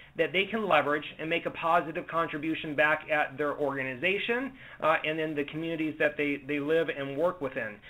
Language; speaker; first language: English; native; English